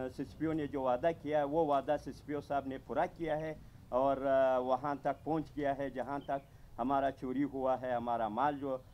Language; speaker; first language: Urdu; non-native, local second language; Pashto